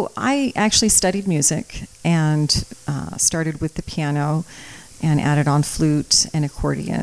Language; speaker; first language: English; early bilingual, other home language; Croatian